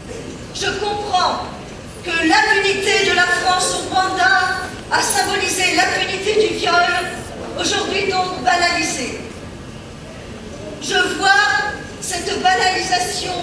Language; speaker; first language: French; native; French